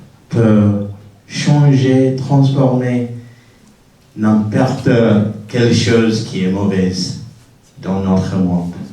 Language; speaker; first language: French; non-native, learner; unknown